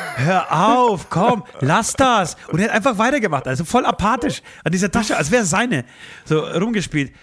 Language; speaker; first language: German; early bilingual, other home language; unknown